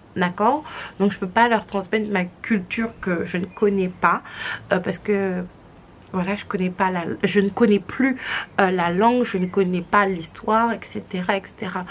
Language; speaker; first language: French; native; French